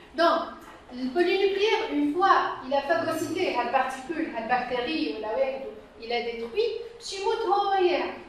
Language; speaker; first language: French; non-native, local second language; Arabic